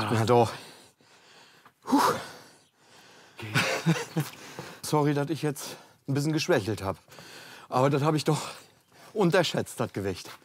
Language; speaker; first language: German; native; German